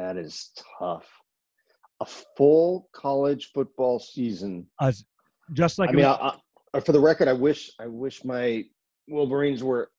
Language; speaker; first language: English; native; English